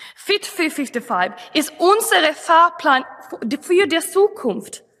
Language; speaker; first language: German; non-native, fluent; Swedish